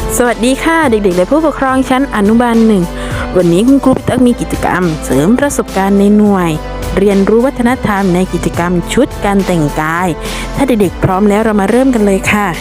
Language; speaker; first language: Thai; native; Thai